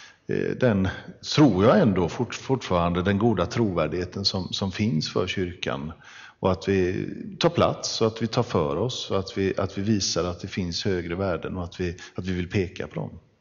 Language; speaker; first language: Swedish; native; Swedish